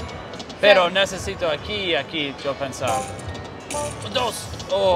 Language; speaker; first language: Spanish; non-native, learner; English